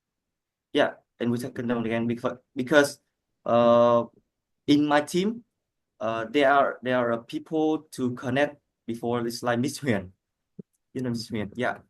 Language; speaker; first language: English; non-native, learner; Vietnamese